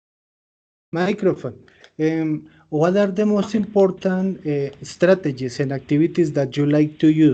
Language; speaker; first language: English; non-native, fluent; Spanish